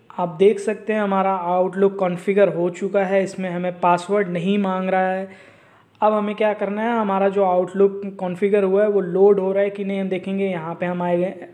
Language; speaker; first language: Hindi; native; Hindi